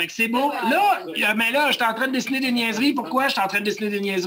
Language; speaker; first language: French; native; French